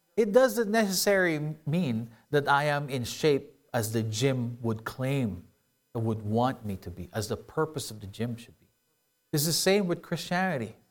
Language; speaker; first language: English; non-native, local second language; Filipino